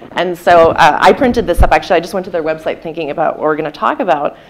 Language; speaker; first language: English; native; English